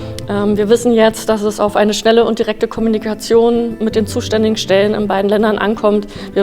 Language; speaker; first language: German; native; German